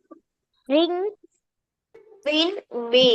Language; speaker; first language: English; non-native, learner; Tamil